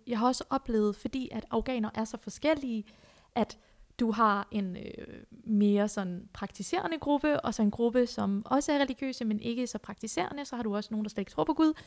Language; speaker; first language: Danish; early bilingual, other home language; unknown